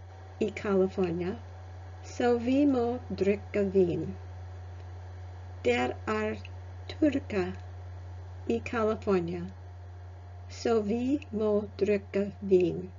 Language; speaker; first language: Norwegian; non-native, learner; English